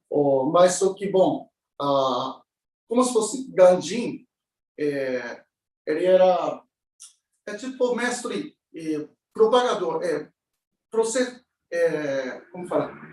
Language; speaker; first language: Portuguese; non-native, learner; Japanese